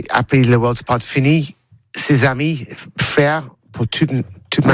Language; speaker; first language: French; non-native, learner; English